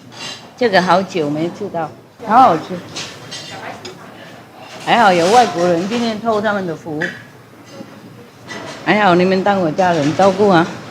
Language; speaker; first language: Chinese; non-native, fluent; Vietnamese